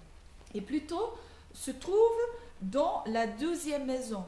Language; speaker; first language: French; non-native, local second language; Dutch